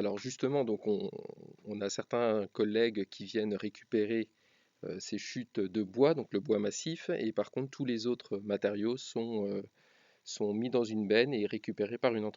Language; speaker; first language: French; native; French